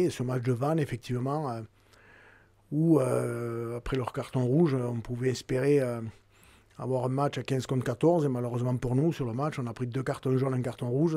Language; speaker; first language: French; native; French